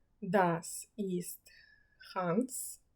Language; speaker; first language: German; non-native, fluent; Ukrainian